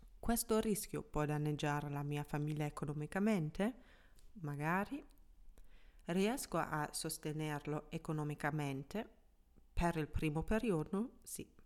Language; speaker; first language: Italian; non-native, fluent; German